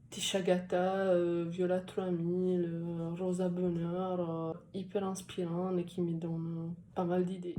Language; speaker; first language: French; non-native, fluent; Italian